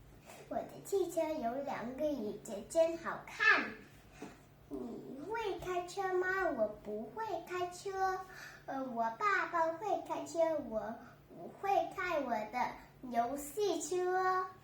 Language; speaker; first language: Chinese; non-native, learner; Vietnamese